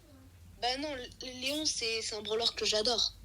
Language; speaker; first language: French; native; French